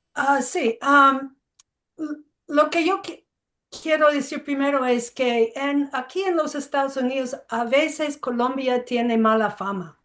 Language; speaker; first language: Spanish; non-native, fluent; English